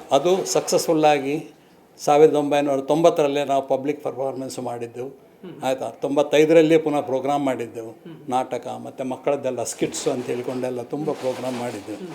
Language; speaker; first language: Kannada; native; Kannada